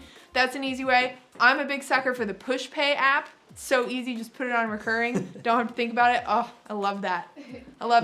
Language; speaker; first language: English; native; English